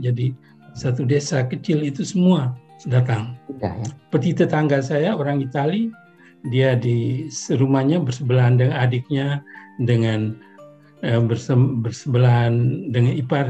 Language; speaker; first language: Indonesian; non-native, local second language; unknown